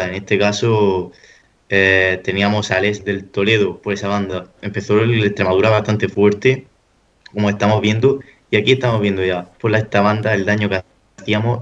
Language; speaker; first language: Spanish; native; Spanish